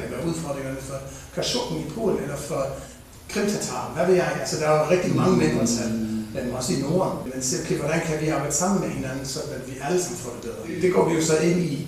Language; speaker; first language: Danish; native; Danish